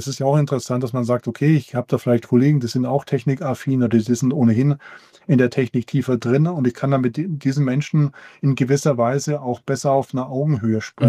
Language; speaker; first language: German; native; German